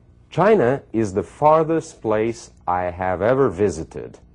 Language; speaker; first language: English; non-native, fluent; Portuguese